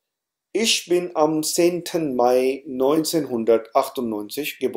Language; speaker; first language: German; non-native, fluent; Urdu